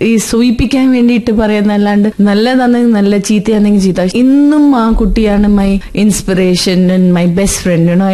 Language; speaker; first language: Malayalam; early bilingual, heritage; Malayalam